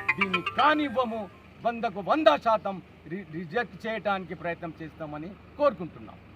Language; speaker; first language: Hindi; non-native, local second language; Urdu